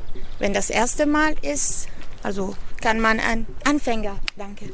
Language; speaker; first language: German; non-native, fluent; Italian